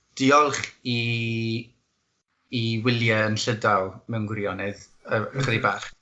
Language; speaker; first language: Welsh; non-native, fluent; English